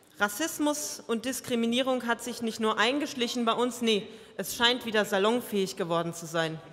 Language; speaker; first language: German; early bilingual, other home language; Croatian